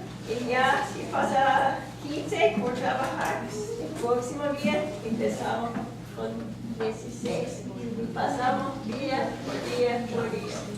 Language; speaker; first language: Spanish; non-native, learner; English